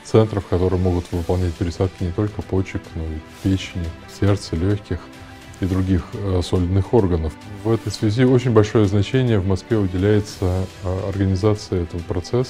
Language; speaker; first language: Russian; native; Russian